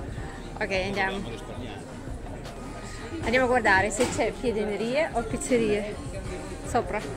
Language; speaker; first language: Italian; non-native, learner; Russian